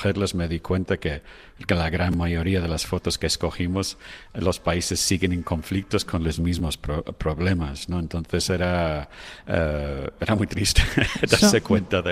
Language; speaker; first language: Spanish; non-native, fluent; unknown